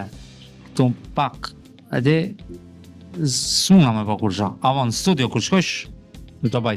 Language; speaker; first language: Albanian; native; Albanian